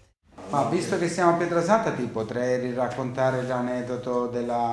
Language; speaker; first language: Italian; native; Italian